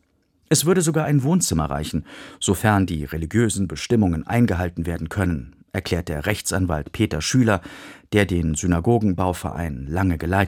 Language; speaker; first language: German; native; German